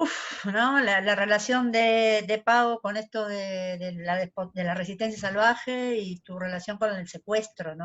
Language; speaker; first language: Spanish; native; Spanish